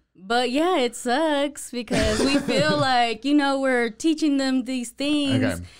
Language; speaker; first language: English; native; English